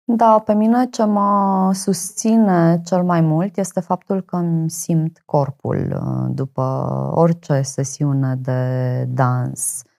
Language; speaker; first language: Romanian; native; Romanian